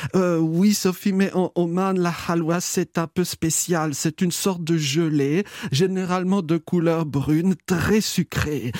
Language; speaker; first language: French; native; French